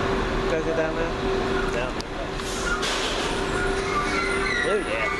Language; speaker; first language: English; native; English